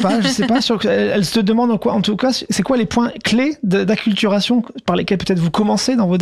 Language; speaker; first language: French; native; French